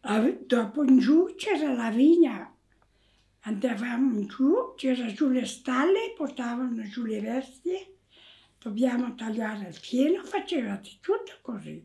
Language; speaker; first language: Italian; non-native, local second language; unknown